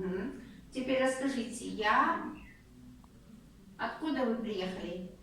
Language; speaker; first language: Russian; non-native, local second language; Kazakh